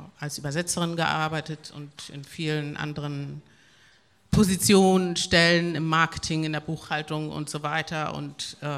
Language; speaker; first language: German; early bilingual, other home language; Spanish